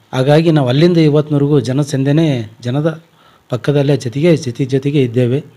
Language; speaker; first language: Kannada; native; Kannada